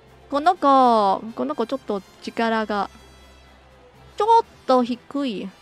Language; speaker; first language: Japanese; non-native, learner; Cantonese